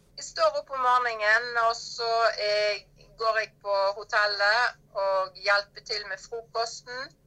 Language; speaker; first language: Norwegian; native; Norwegian